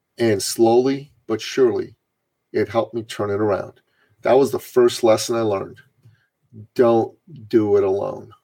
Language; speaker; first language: English; early bilingual, other home language; Persian